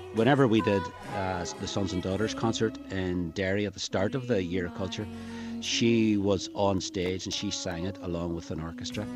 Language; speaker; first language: English; native; English